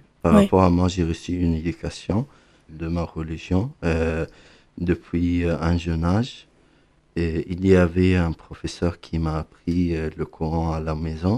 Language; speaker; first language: French; non-native, fluent; Arabic